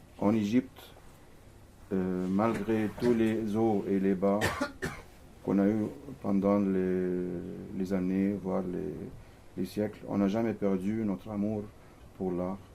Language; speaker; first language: French; non-native, fluent; Arabic